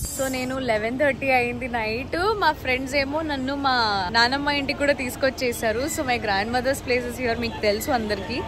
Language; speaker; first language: Telugu; non-native, local second language; Hindi